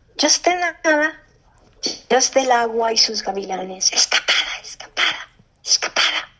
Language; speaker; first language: Spanish; early bilingual, heritage; Spanish